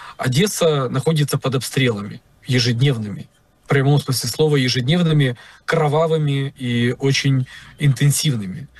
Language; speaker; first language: Russian; native; Russian